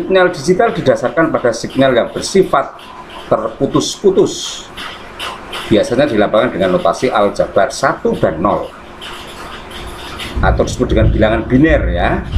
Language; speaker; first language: Indonesian; native; Indonesian